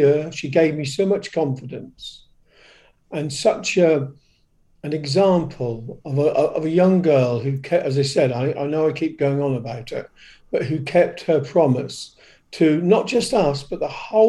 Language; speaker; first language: English; native; English